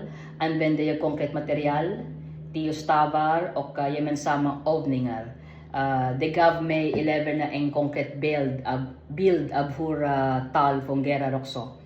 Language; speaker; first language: Swedish; non-native, learner; Filipino